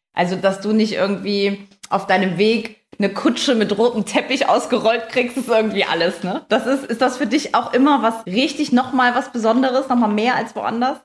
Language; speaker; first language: German; native; German